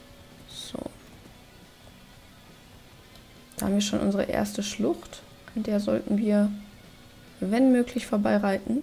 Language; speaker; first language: German; native; German